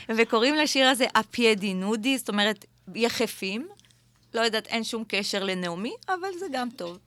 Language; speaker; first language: Hebrew; native; Hebrew